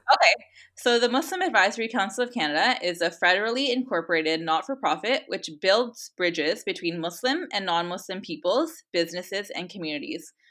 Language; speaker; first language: English; native; English